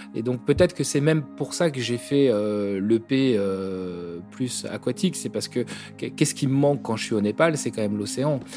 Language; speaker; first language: French; native; French